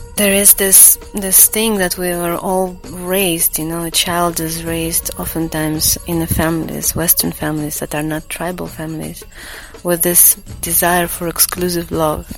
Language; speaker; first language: English; non-native, fluent; Latvian